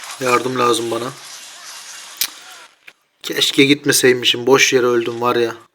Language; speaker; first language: Turkish; native; Turkish